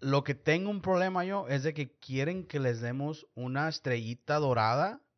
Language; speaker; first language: Spanish; early bilingual, heritage; Spanish